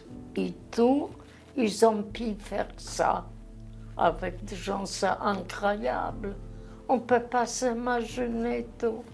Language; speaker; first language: French; non-native, learner; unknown